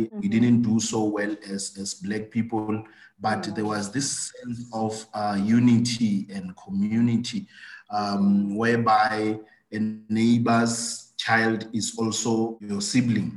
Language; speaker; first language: English; non-native, local second language; Southern Sotho